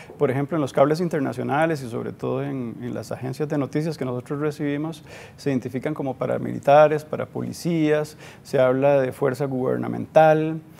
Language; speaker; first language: Spanish; native; Spanish